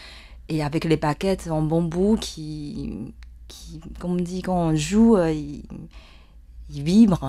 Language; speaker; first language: French; non-native, fluent; Chinese